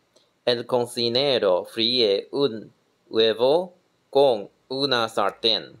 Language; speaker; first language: Spanish; non-native, learner; Chinese